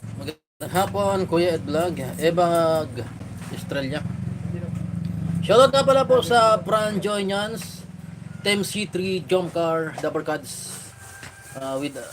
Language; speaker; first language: Filipino; non-native, local second language; Bikol